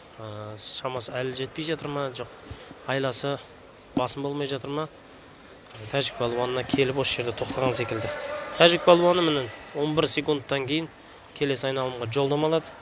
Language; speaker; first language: Kazakh; native; Kazakh